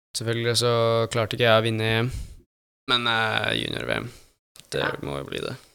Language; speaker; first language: Norwegian; native; Norwegian